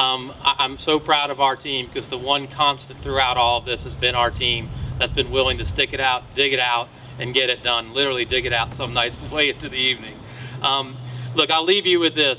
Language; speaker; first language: English; native; English